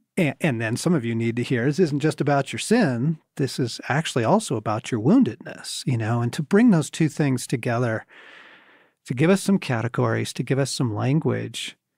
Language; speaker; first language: English; native; English